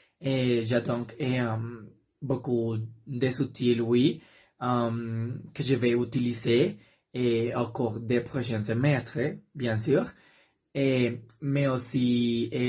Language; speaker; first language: French; non-native, learner; Spanish